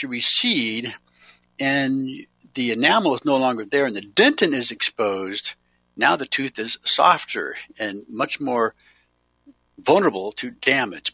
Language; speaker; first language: English; native; English